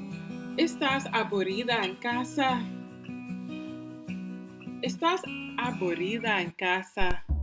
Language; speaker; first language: Spanish; non-native, fluent; English